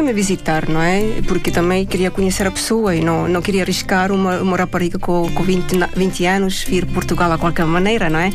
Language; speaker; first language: Portuguese; non-native, fluent; Estonian